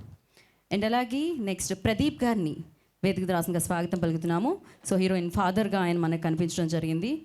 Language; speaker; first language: Telugu; native; Telugu